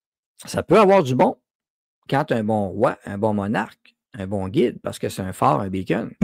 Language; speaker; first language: French; native; French